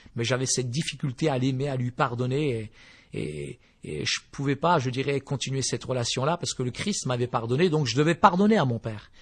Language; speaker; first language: French; early bilingual, other home language; Berber languages